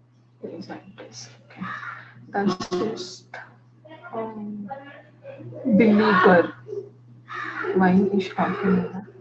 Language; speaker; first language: German; non-native, learner; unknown